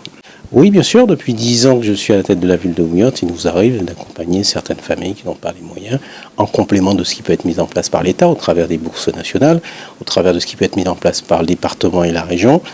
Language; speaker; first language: French; native; French